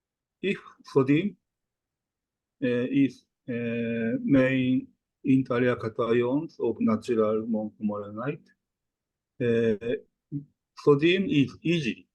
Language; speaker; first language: English; non-native, fluent; Japanese